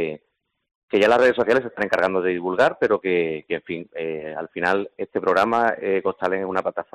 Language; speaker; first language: Spanish; native; Spanish